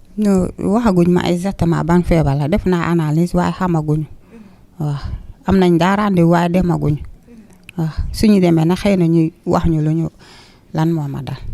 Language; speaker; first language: Wolof; non-native, local second language; Jola-Fonyi